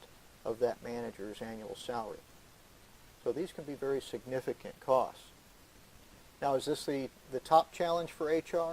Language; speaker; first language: English; native; English